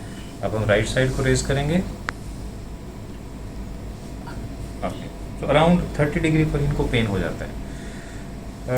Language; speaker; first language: Hindi; native; Hindi